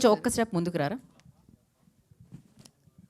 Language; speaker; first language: Telugu; native; Telugu